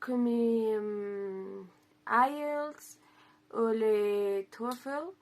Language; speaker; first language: French; non-native, learner; Spanish